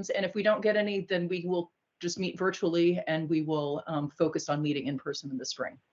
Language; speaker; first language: English; native; English